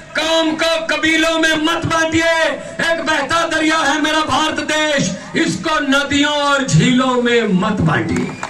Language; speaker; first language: Hindi; non-native, local second language; Punjabi